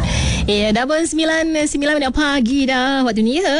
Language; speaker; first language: Malay; native; Malay